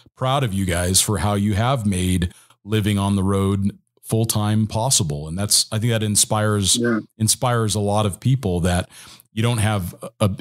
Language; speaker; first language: English; native; English